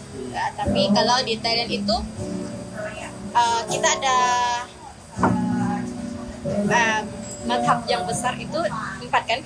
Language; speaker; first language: Indonesian; non-native, learner; Thai